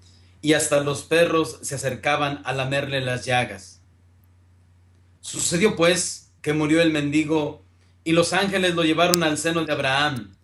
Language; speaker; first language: Spanish; native; Spanish